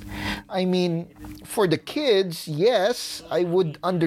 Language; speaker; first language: English; non-native, local second language; Filipino